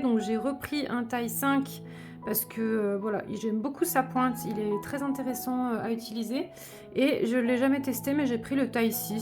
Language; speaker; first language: French; native; French